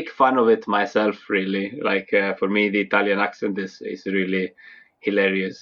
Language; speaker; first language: English; non-native, fluent; Italian